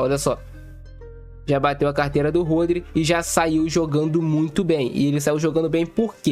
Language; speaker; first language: Portuguese; native; Portuguese